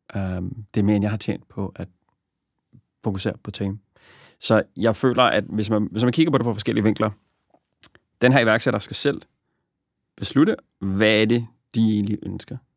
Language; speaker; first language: Danish; early bilingual, other home language; Bosnian